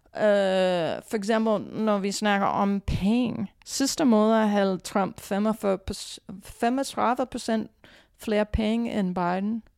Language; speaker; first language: Danish; non-native, fluent; English